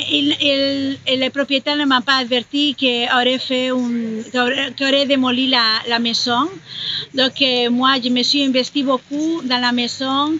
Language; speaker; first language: French; non-native, fluent; Spanish